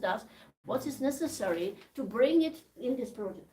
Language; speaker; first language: English; non-native, learner; Czech